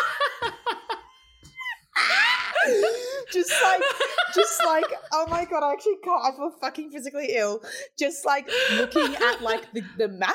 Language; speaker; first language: English; native; English